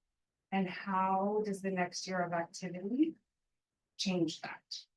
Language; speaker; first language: English; native; English